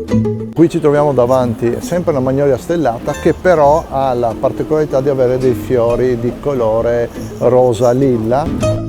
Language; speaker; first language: Italian; native; Italian